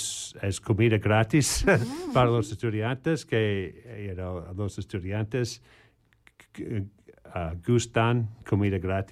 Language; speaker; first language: Spanish; non-native, learner; English